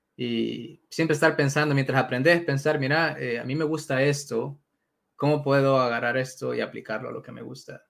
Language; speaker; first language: Spanish; native; Spanish